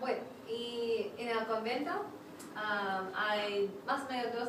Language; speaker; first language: Spanish; non-native, fluent; English